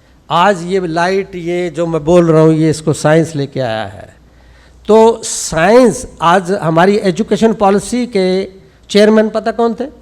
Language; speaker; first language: Hindi; native; Hindi